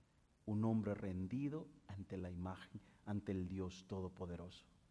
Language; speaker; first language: Spanish; native; Spanish